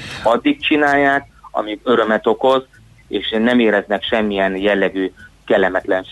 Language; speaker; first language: Hungarian; native; Hungarian